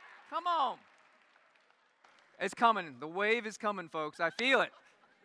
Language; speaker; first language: English; native; English